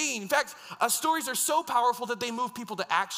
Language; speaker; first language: English; native; English